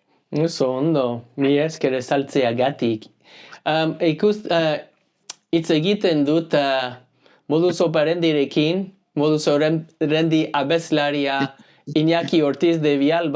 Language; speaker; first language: Basque; non-native, learner; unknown